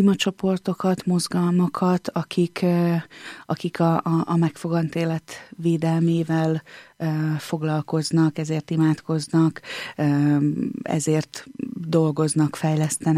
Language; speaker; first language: Hungarian; native; Hungarian